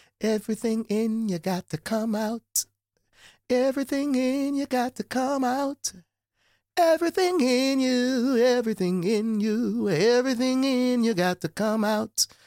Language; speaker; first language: English; native; English